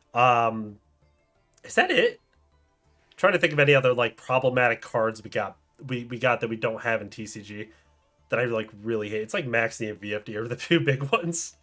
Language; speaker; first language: English; native; English